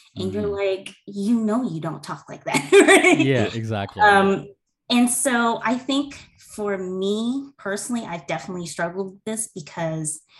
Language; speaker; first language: English; native; English